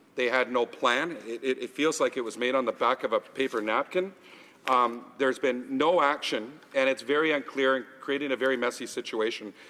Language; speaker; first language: English; native; English